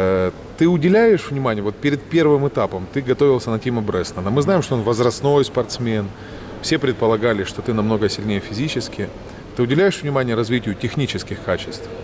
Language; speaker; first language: Russian; native; Russian